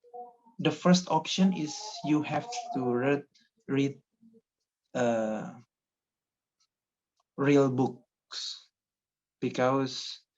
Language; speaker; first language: English; non-native, learner; Indonesian